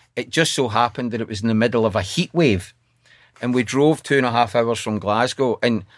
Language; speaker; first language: English; native; English